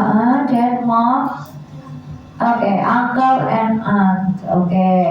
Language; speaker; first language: English; non-native, learner; Indonesian